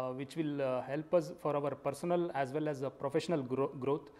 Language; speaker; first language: English; non-native, local second language; Kannada